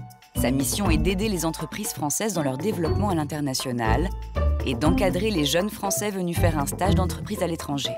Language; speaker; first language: French; native; French